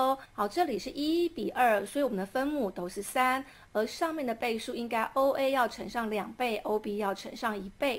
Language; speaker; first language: Chinese; native; Chinese